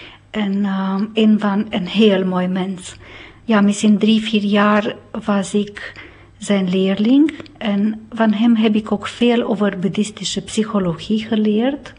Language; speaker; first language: Dutch; non-native, fluent; Romanian